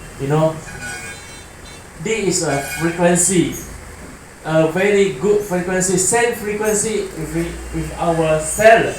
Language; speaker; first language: English; non-native, learner; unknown